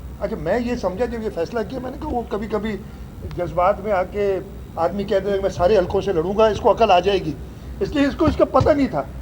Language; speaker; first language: Urdu; non-native, local second language; Sindhi